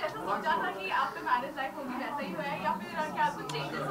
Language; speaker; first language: Hindi; native; Hindi